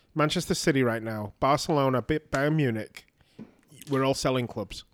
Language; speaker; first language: English; native; English